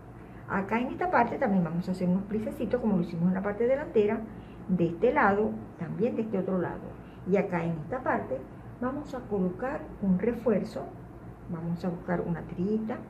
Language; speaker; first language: Spanish; native; Spanish